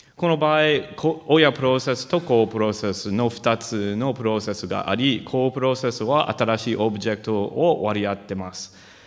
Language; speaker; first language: Japanese; non-native, fluent; English